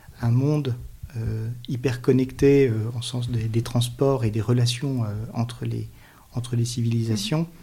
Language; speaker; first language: French; native; French